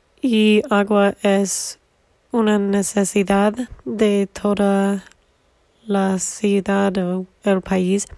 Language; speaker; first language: Spanish; non-native, learner; English